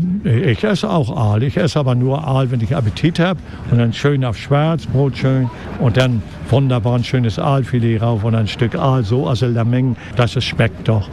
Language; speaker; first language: German; native; German